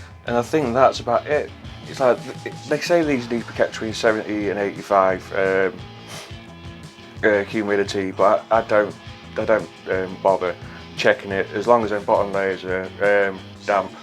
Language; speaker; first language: English; native; English